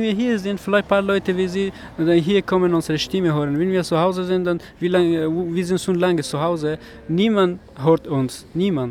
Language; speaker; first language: German; non-native, learner; Persian